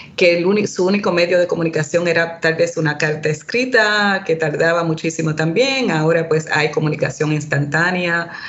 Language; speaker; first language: Spanish; early bilingual, heritage; Spanish